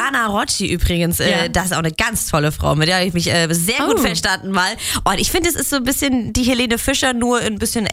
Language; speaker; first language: German; native; German